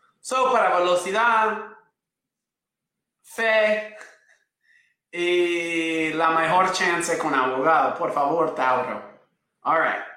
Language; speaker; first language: Spanish; non-native, fluent; English